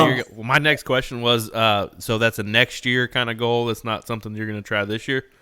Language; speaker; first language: English; native; English